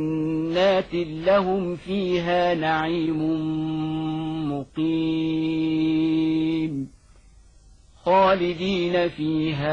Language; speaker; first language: Arabic; native; Arabic